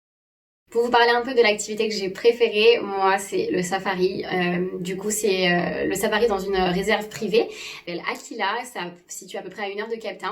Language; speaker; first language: French; native; French